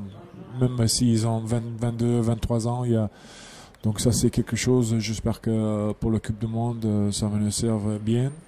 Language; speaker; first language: French; non-native, fluent; English